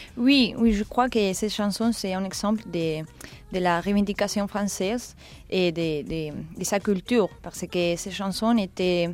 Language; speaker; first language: French; non-native, learner; Spanish